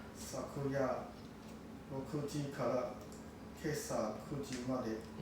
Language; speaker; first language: Japanese; non-native, learner; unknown